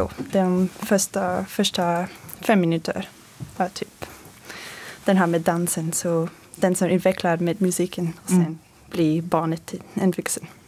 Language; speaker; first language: Swedish; non-native, fluent; French